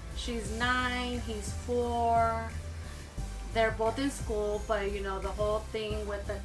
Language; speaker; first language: English; native; English